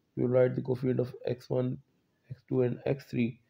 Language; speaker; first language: English; non-native, local second language; Urdu